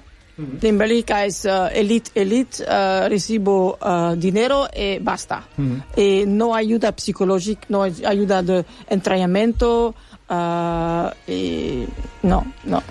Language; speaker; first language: Spanish; non-native, learner; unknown